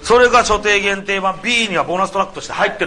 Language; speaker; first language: Japanese; native; Japanese